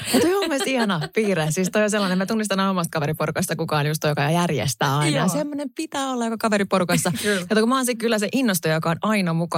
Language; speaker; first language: Finnish; native; Finnish